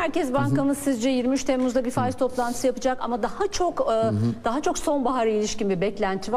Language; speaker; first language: Turkish; native; Turkish